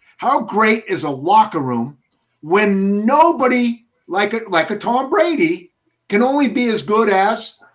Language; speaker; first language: English; native; English